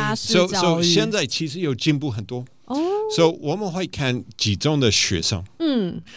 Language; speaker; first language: Chinese; non-native, fluent; German